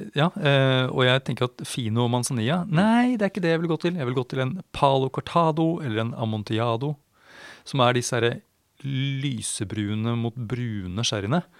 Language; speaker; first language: Norwegian; non-native, fluent; Swedish